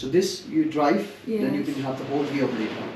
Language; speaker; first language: English; non-native, local second language; Hindi